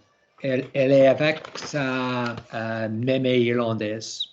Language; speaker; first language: French; non-native, learner; English